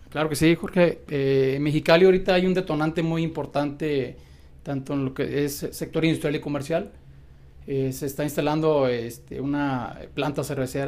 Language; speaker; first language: Spanish; native; Spanish